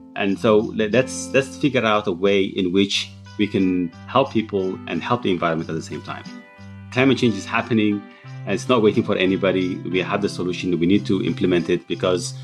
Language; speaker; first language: English; non-native, fluent; Tigrinya